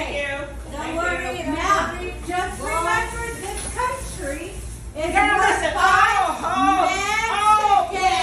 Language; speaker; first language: English; native; English